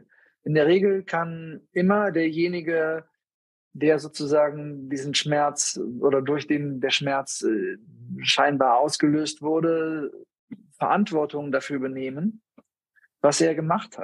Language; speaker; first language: German; native; German